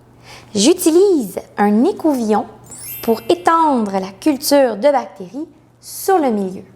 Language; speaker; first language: French; native; French